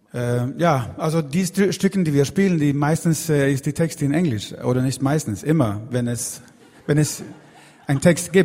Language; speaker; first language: German; non-native, learner; Swedish